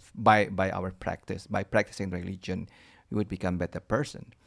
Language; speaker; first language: English; non-native, fluent; Indonesian